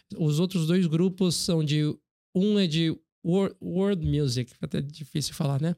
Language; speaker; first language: Portuguese; early bilingual, other home language; Korean